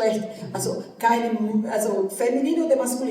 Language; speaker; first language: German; non-native, learner; Portuguese